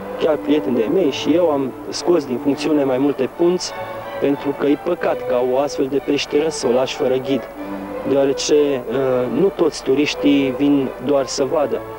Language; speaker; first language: Romanian; native; Romanian